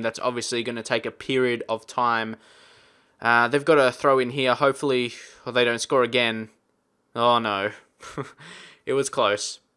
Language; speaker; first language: English; native; English